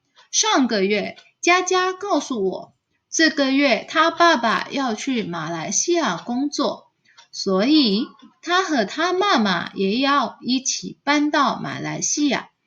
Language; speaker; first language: Chinese; non-native, fluent; Indonesian